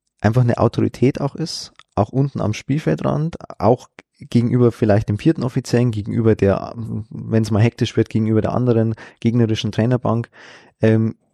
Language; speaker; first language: German; native; German